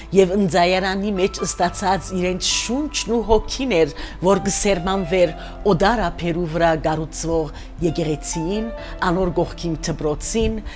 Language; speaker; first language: Armenian; native; Armenian